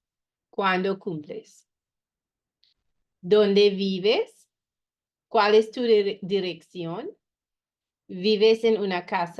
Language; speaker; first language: Spanish; non-native, fluent; English